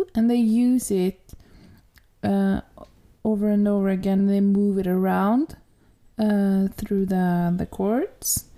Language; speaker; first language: English; non-native, fluent; Norwegian